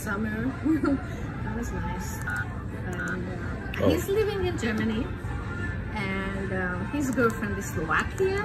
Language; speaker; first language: English; non-native, learner; Hungarian